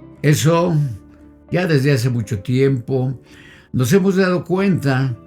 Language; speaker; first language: Spanish; native; Spanish